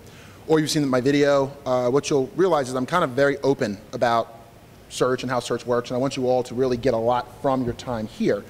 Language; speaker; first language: English; native; English